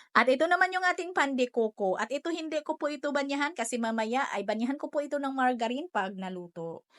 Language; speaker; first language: Filipino; non-native, local second language; Hiligaynon